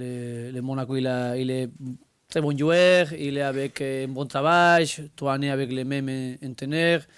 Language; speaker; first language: French; non-native, learner; Spanish